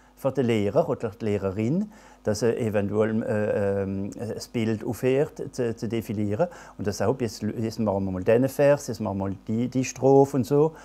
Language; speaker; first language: German; non-native, local second language; French